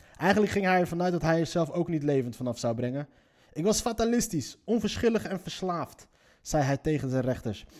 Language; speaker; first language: Dutch; early bilingual, other home language; Riffian